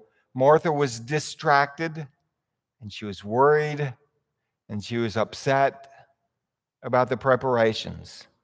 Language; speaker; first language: English; native; English